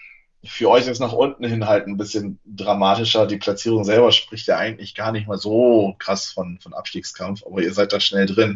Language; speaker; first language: German; native; German